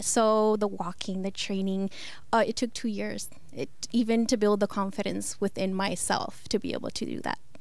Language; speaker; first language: English; non-native, local second language; Spanish